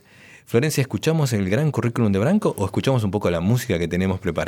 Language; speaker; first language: Spanish; native; Spanish